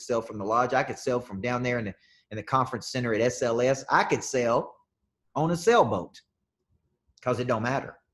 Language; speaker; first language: English; native; English